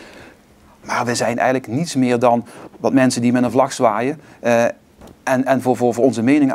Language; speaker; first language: Dutch; native; Dutch